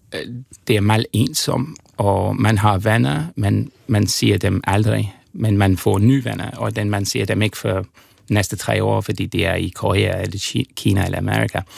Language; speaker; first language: Danish; non-native, fluent; English